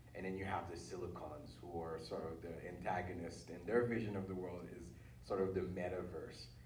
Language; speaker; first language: English; early bilingual, other home language; Haitian Creole